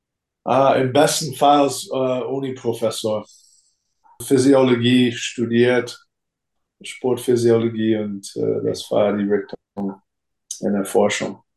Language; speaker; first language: German; non-native, fluent; English